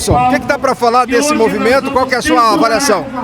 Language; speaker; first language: Portuguese; native; Portuguese